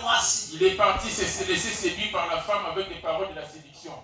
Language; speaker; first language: French; non-native, local second language; Lingala